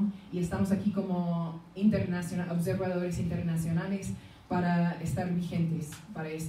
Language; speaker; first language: Spanish; non-native, fluent; English